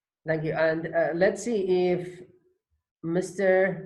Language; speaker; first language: English; non-native, fluent; Kurdish